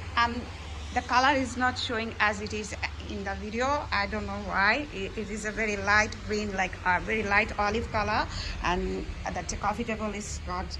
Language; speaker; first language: English; non-native, local second language; Bangla